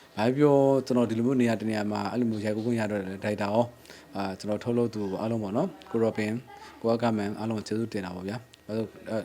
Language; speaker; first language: Burmese; native; Burmese